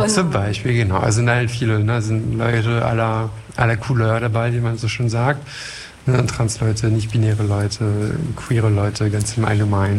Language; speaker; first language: German; non-native, fluent; French